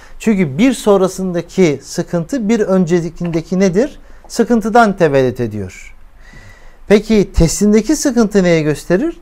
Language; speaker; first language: Turkish; native; Turkish